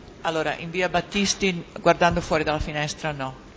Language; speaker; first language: Italian; native; Italian